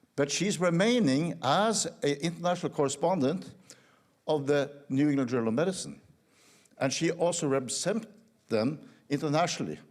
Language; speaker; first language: English; non-native, fluent; Norwegian